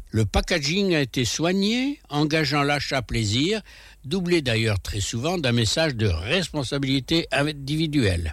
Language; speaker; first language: French; native; French